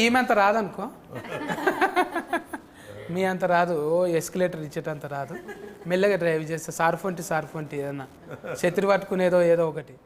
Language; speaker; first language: Telugu; native; Telugu